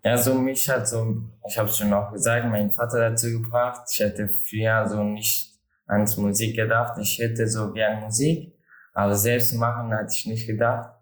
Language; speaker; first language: German; non-native, learner; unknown